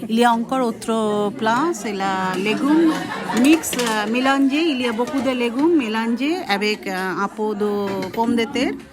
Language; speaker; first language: French; non-native, learner; Bangla